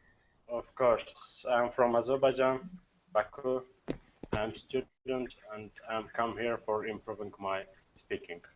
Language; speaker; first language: English; non-native, learner; Azerbaijani